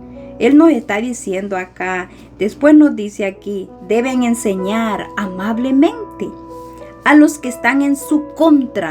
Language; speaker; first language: Spanish; native; Spanish